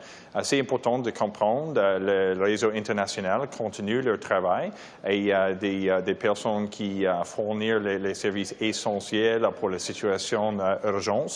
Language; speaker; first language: French; non-native, learner; English